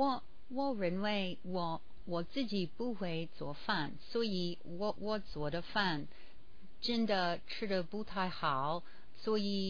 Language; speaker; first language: Chinese; non-native, learner; English